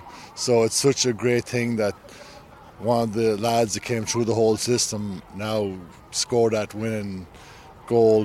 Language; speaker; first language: English; native; English